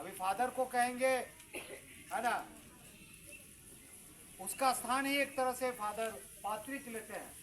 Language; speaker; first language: Hindi; native; Hindi